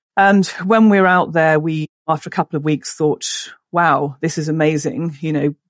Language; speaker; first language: English; native; English